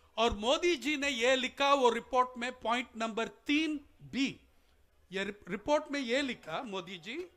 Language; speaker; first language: Hindi; non-native, local second language; Telugu